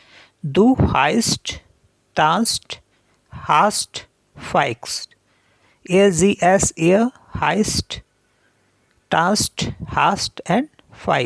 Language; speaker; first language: German; non-native, learner; Hindi